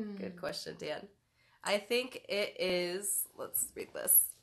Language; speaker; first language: English; native; English